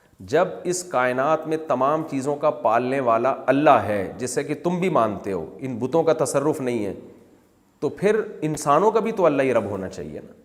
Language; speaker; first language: Urdu; native; Urdu